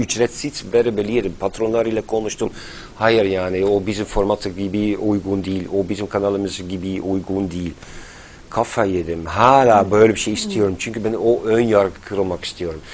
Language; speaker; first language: Turkish; non-native, fluent; Dutch